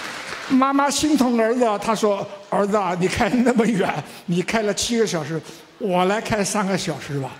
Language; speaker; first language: Chinese; native; Chinese